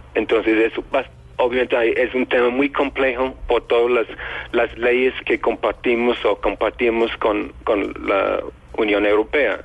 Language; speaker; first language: Spanish; non-native, fluent; English